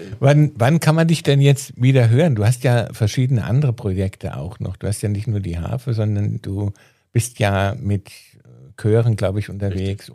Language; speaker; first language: German; native; German